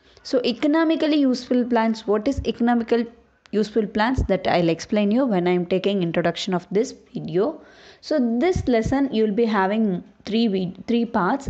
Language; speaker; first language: English; non-native, local second language; Tamil